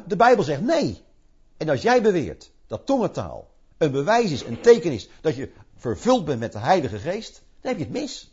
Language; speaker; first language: Dutch; native; Dutch